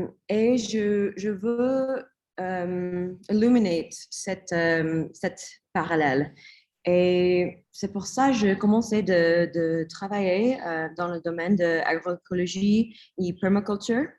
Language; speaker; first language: French; non-native, learner; English